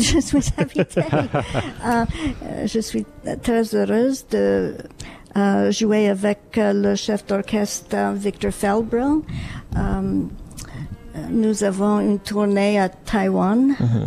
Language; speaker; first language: French; non-native, fluent; English